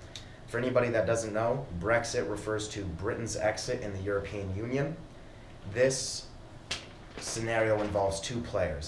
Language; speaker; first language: English; native; English